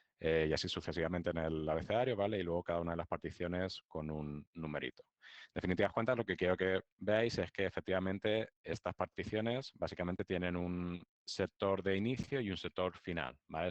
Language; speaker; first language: Spanish; native; Spanish